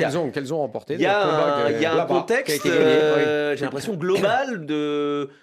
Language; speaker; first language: French; native; French